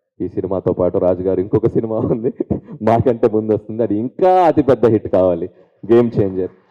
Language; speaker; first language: Telugu; native; Telugu